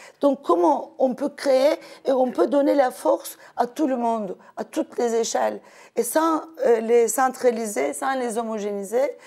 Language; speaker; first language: French; non-native, fluent; Turkish